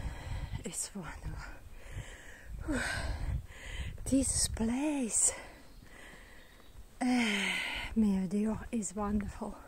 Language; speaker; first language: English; non-native, learner; Russian